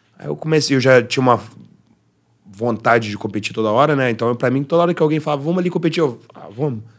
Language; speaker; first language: Portuguese; early bilingual, heritage; Portuguese